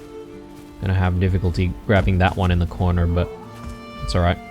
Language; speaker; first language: English; native; English